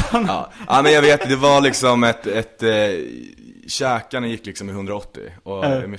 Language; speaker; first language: Swedish; native; Swedish